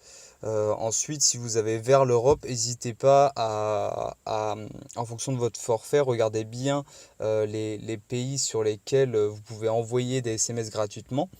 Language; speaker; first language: French; native; French